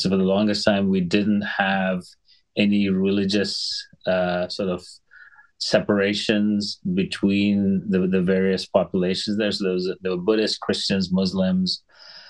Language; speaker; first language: English; non-native, local second language; Sinhala